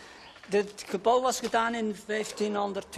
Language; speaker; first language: Dutch; non-native, local second language; French